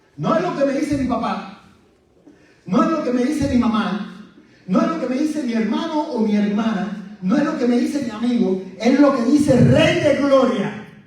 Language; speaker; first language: Spanish; native; Spanish